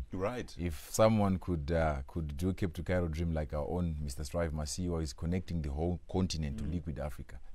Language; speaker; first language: English; non-native, local second language; Shona